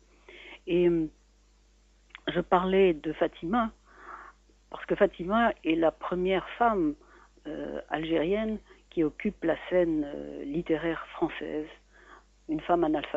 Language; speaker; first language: French; native; French